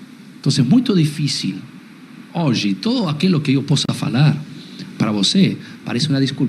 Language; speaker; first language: Portuguese; non-native, learner; Spanish